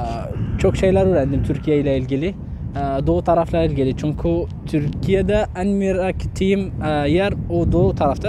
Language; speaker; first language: Turkish; non-native, fluent; Arabic